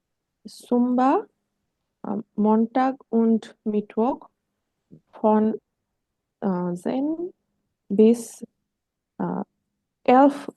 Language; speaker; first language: German; non-native, learner; Bangla